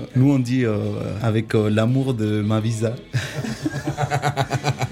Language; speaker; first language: French; non-native, fluent; Spanish